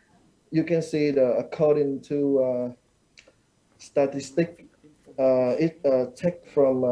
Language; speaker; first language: English; non-native, learner; Vietnamese